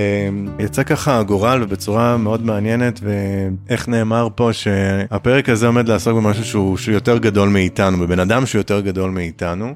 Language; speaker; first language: Hebrew; native; Hebrew